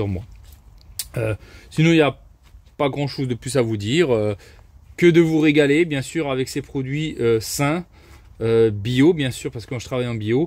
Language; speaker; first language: French; native; French